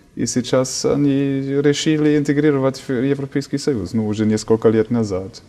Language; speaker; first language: Russian; non-native, fluent; German